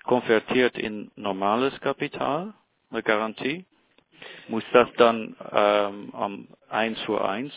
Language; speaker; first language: German; non-native, fluent; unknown